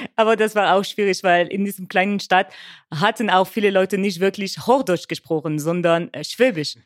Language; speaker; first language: German; non-native, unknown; French